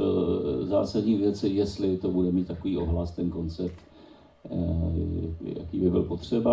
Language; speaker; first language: Czech; native; Czech